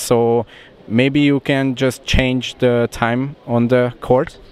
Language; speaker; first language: English; non-native, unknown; Hungarian